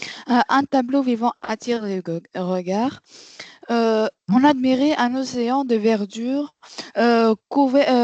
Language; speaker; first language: French; non-native, learner; Arabic